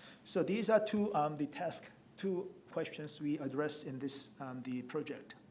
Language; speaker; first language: English; non-native, fluent; Korean